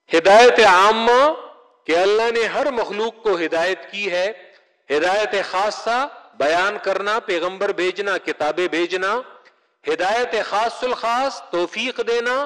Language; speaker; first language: Urdu; non-native, local second language; Pashto